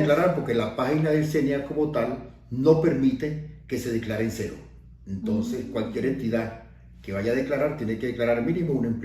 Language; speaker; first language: Spanish; native; Spanish